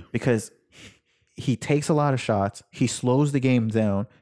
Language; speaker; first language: English; native; English